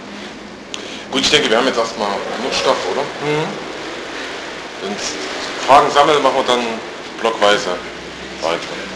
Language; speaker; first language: German; native; German